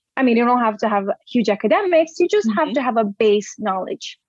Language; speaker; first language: English; early bilingual, other home language; Portuguese